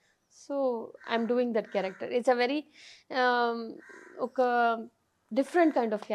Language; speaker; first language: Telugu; non-native, fluent; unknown